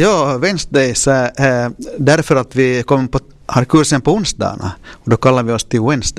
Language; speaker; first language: Swedish; non-native, local second language; Finnish